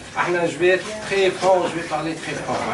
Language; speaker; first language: French; non-native, local second language; Arabic